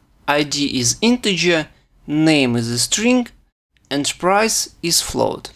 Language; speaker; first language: English; non-native, fluent; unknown